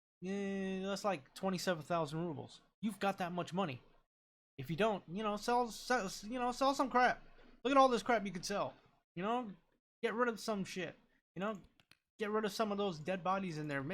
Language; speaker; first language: English; native; English